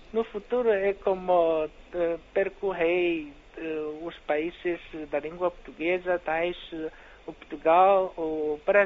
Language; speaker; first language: Portuguese; non-native, fluent; Chinese